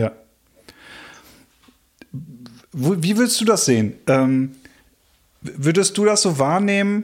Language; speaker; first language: German; native; German